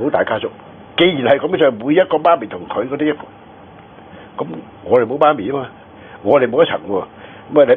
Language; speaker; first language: Cantonese; native; Cantonese